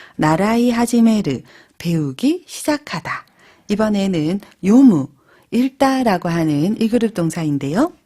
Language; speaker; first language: Korean; native; Korean